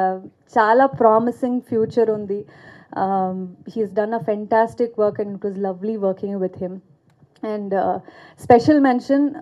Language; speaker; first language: Telugu; non-native, fluent; Kannada